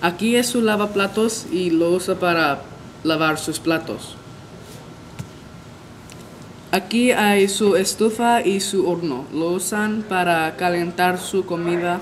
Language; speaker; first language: Spanish; non-native, learner; English